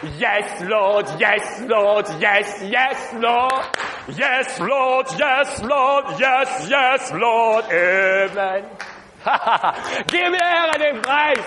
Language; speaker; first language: German; non-native, learner; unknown